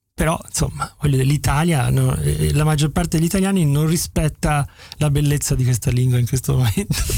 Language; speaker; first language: Italian; native; Italian